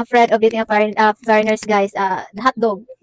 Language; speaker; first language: English; non-native, local second language; Cebuano